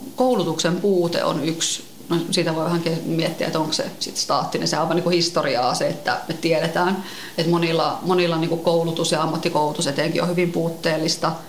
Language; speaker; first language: Finnish; native; Finnish